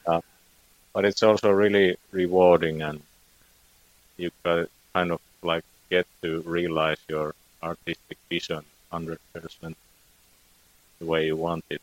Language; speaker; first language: English; non-native, fluent; Finnish